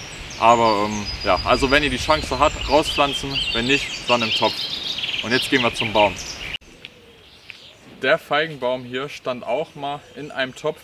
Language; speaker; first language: German; native; German